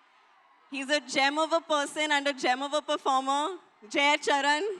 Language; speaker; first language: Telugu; non-native, local second language; Hindi